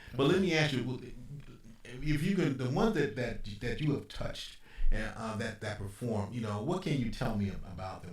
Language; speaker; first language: English; native; English